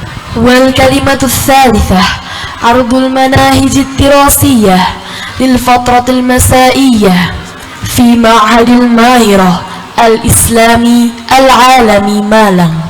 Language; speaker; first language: Arabic; non-native, fluent; Indonesian